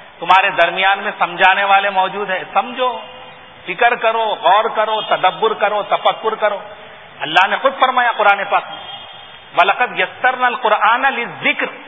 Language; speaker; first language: Urdu; native; Urdu